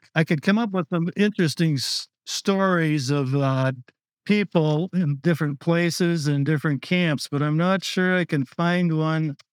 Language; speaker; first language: English; native; English